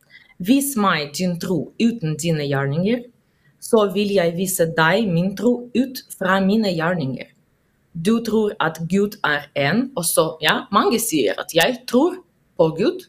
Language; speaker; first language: Norwegian; non-native, learner; Russian